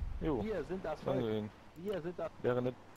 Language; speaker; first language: German; native; German